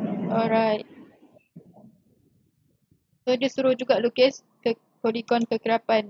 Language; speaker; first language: Malay; native; Malay